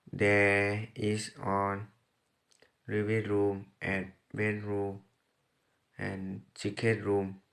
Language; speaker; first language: English; non-native, learner; Thai